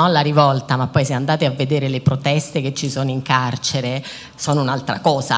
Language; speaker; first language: Italian; native; Italian